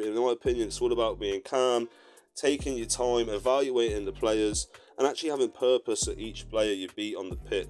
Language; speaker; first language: English; native; English